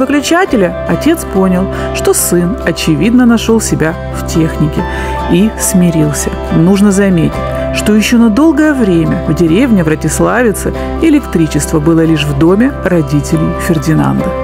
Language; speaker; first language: Russian; native; Russian